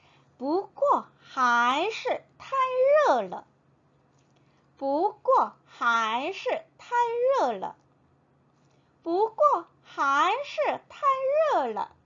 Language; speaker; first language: Chinese; non-native, fluent; Korean